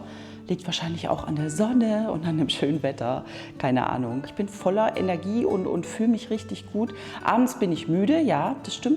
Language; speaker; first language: German; native; German